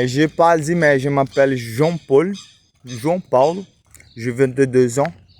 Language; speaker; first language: French; non-native, learner; Portuguese